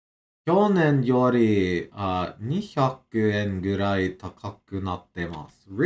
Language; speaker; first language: Japanese; non-native, learner; English